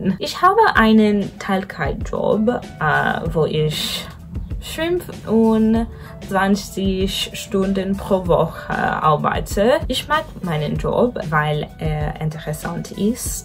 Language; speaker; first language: German; non-native, learner; English